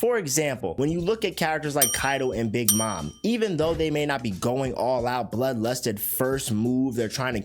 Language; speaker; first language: English; native; English